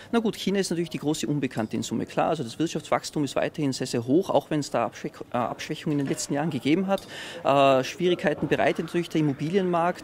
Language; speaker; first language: German; native; German